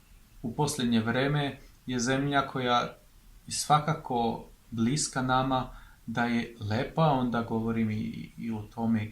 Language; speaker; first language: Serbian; non-native, fluent; French